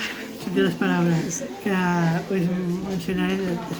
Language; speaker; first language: Catalan; non-native, local second language; Spanish